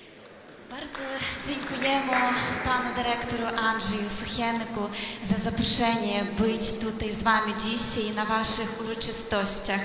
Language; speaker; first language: Polish; non-native, learner; Ukrainian